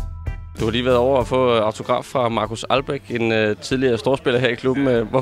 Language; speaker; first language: Danish; native; Danish